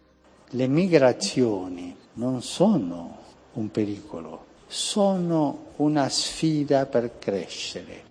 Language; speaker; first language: Italian; early bilingual, heritage; Spanish